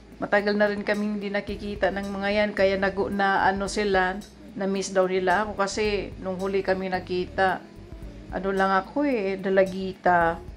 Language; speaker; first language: Filipino; non-native, local second language; Cebuano